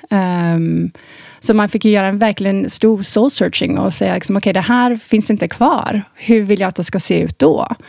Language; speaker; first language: Swedish; early bilingual, heritage; Swedish